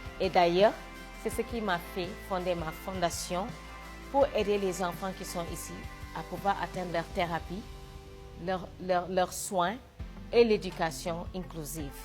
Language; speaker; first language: French; non-native, local second language; Wolof